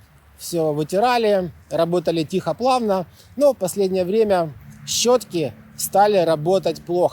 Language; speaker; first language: Russian; native; Russian